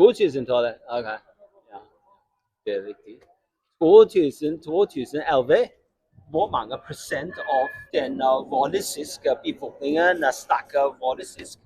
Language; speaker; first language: Norwegian; non-native, learner; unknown